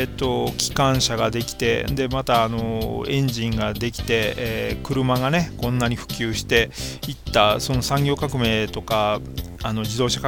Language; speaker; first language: Japanese; native; Japanese